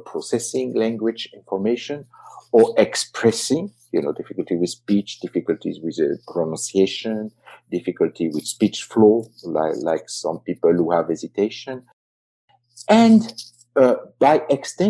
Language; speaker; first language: English; non-native, fluent; French